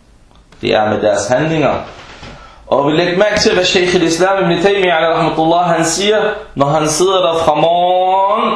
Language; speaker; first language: Danish; early bilingual, other home language; Arabic